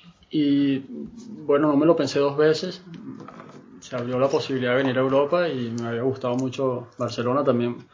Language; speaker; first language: Spanish; native; Spanish